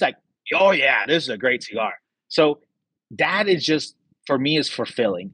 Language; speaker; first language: English; native; English